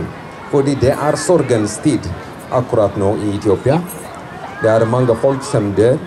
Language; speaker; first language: Norwegian; non-native, fluent; Amharic